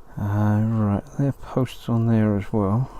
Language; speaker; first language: English; native; English